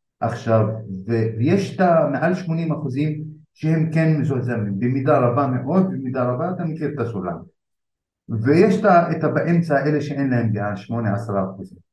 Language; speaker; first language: Hebrew; non-native, local second language; Arabic